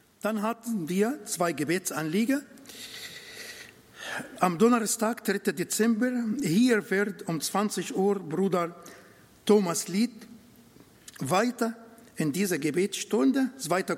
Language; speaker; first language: German; non-native, learner; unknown